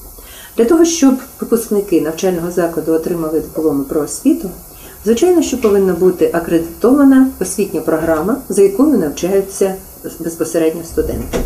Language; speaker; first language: Ukrainian; native; Ukrainian